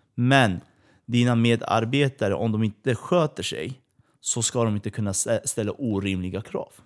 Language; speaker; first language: Swedish; early bilingual, other home language; Persian